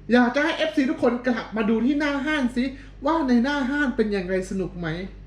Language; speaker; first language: Thai; native; Thai